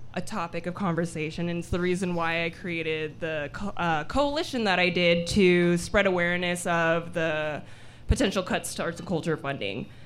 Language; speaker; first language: English; early bilingual, other home language; Filipino